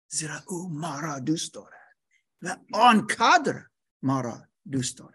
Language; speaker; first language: Persian; non-native, learner; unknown